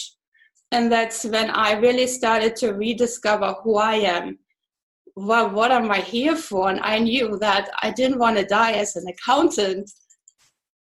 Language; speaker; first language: English; non-native, fluent; German